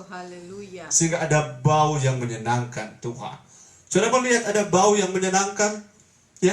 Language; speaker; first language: Indonesian; native; Indonesian